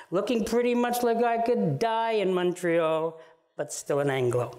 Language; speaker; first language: English; native; English